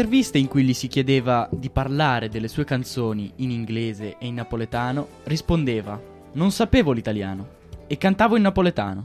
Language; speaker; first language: Italian; native; Italian